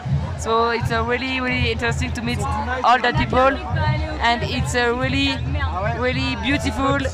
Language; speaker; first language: English; non-native, learner; French